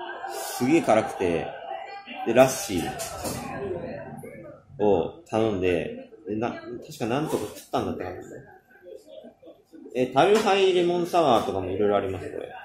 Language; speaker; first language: Japanese; native; Japanese